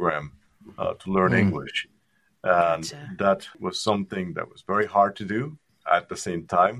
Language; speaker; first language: English; non-native, fluent; Spanish